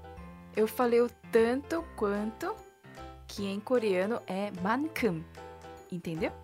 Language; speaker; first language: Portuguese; non-native, fluent; Korean